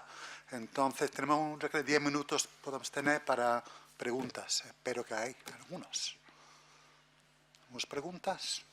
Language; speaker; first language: Spanish; non-native, fluent; English